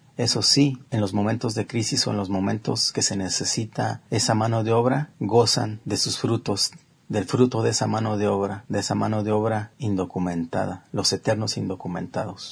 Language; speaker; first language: Spanish; native; Spanish